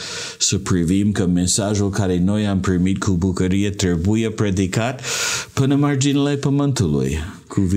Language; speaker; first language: Romanian; non-native, learner; English